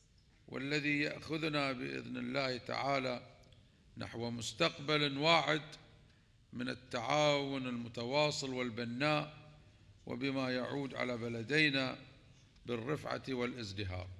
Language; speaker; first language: Arabic; native; Arabic